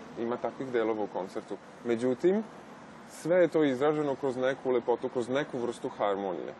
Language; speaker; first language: Serbian; native; Serbian